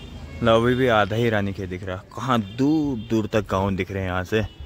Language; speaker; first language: Hindi; native; Hindi